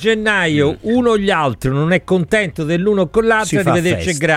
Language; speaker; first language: Italian; native; Italian